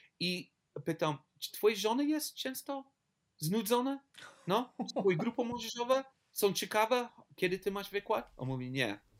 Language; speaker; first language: Polish; non-native, learner; English